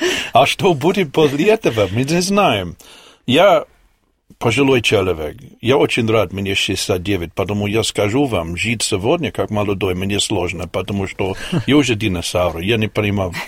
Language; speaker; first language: Russian; non-native, learner; English